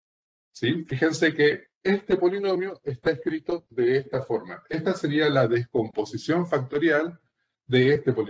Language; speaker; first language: Spanish; native; Spanish